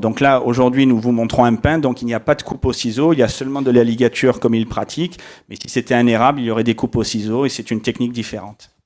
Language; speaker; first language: French; native; French